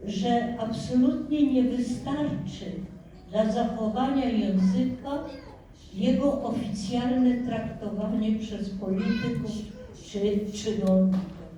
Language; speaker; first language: Polish; non-native, fluent; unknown